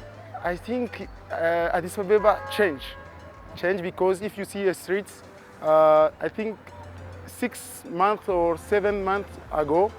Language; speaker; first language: English; non-native, learner; French